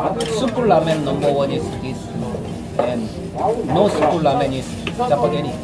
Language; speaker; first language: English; non-native, learner; Korean